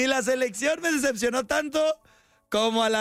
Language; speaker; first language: Spanish; native; Spanish